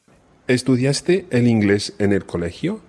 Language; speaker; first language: Spanish; non-native, fluent; English